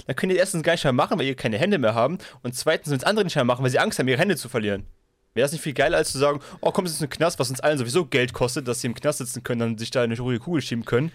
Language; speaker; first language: German; early bilingual, other home language; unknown